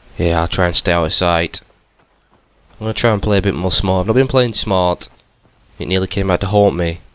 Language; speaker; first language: English; native; English